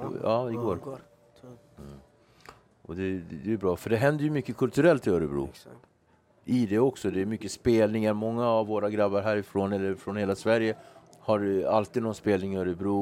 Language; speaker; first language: Swedish; native; Swedish